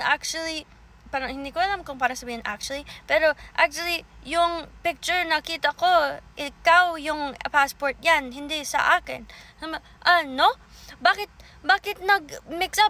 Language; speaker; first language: Filipino; early bilingual, heritage; Filipino